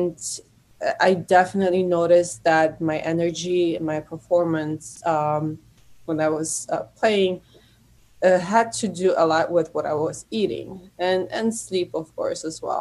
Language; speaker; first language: English; non-native, fluent; Polish